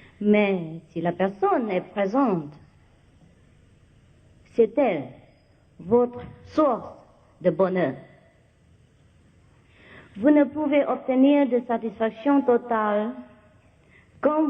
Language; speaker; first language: French; non-native, learner; Vietnamese